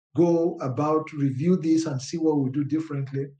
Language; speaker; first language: English; non-native, local second language; Yoruba